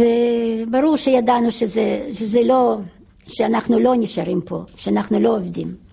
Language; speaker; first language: Hebrew; non-native, fluent; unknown